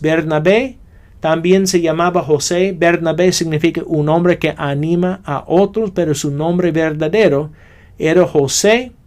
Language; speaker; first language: Spanish; non-native, fluent; English